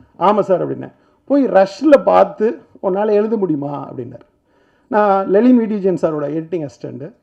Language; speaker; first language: Tamil; native; Tamil